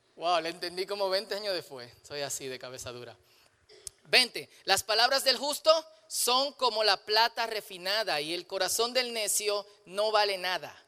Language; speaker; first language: Spanish; native; Spanish